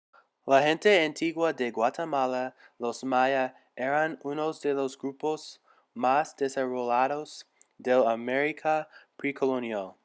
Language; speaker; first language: Spanish; non-native, learner; English